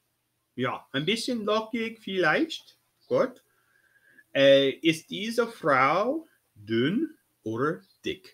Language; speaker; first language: German; non-native, fluent; English